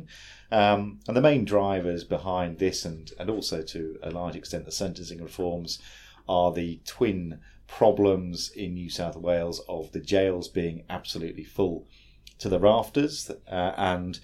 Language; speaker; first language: English; native; English